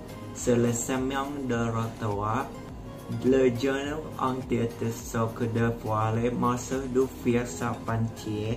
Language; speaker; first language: French; non-native, learner; Indonesian